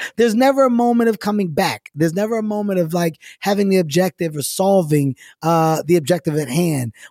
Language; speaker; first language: English; native; English